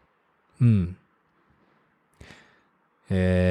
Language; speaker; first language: Japanese; non-native, fluent; English